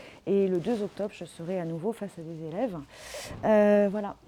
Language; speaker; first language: French; native; French